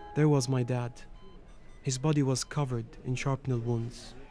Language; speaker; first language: English; non-native, fluent; Burmese